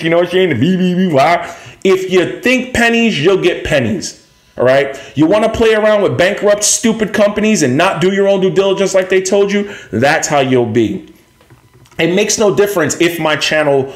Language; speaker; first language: English; native; English